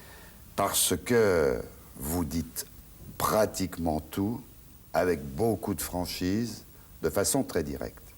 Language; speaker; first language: French; native; French